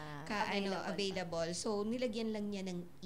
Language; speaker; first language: Filipino; native; Filipino